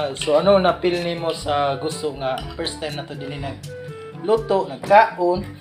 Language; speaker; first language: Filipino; non-native, local second language; Cebuano